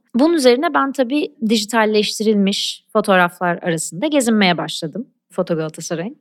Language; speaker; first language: Turkish; non-native, local second language; Armenian